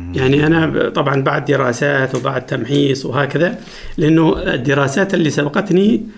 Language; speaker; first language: Arabic; non-native, local second language; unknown